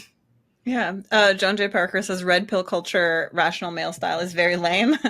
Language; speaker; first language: English; native; English